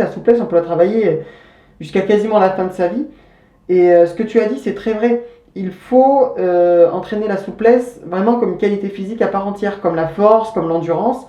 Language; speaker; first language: French; native; French